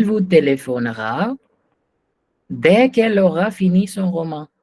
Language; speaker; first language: French; non-native, fluent; Hindi